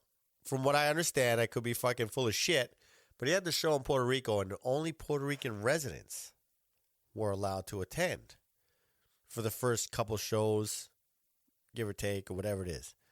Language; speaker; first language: English; native; English